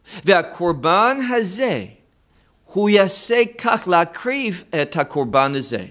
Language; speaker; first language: Hebrew; non-native, fluent; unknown